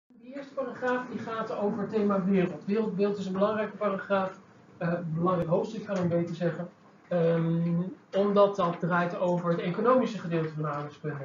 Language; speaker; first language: Dutch; native; Dutch